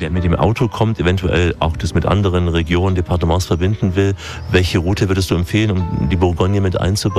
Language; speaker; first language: German; native; German